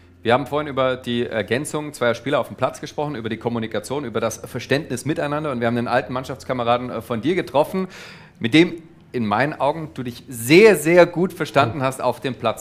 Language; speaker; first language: German; native; German